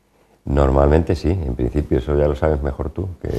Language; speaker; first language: Spanish; native; Spanish